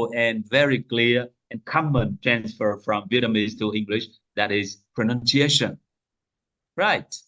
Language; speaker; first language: English; non-native, fluent; Vietnamese